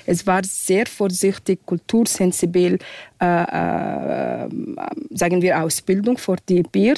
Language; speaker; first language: German; non-native, fluent; Arabic